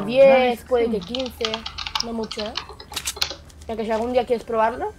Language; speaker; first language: Spanish; native; Spanish